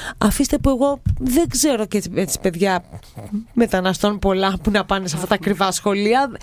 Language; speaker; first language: Greek; native; Greek